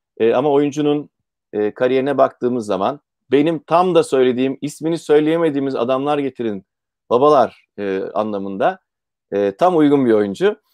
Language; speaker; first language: Turkish; native; Turkish